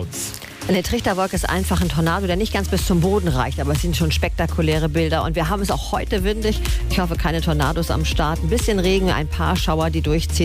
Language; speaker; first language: German; native; German